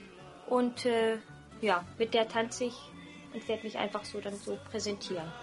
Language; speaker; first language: German; early bilingual, other home language; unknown